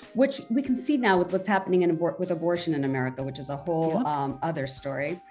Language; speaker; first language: English; non-native, local second language; Bangla